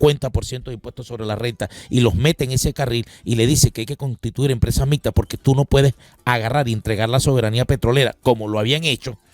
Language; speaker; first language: Spanish; native; Spanish